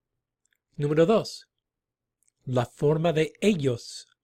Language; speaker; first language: Spanish; non-native, fluent; English